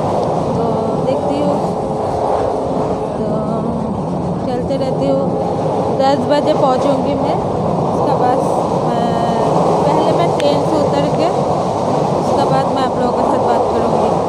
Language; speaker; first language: Hindi; non-native, local second language; Assamese